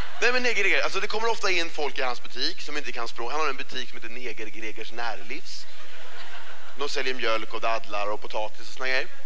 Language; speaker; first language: Swedish; early bilingual, other home language; Persian